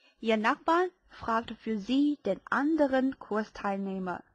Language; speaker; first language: German; non-native, fluent; Chinese